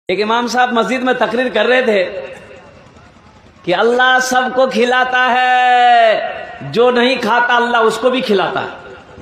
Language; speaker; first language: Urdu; non-native, local second language; Pashto